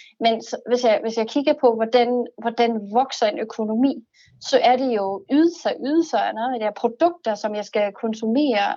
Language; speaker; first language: Danish; non-native, fluent; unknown